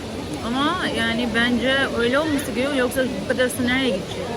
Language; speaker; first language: Turkish; non-native, fluent; Albanian